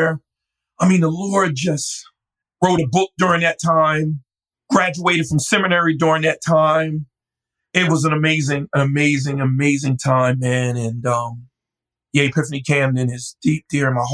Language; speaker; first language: English; native; English